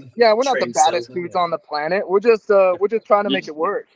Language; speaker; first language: English; native; English